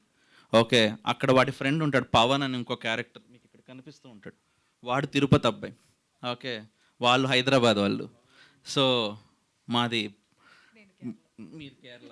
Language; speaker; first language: Telugu; native; Telugu